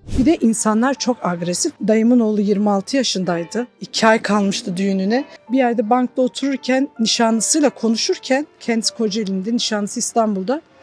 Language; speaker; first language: Turkish; native; Turkish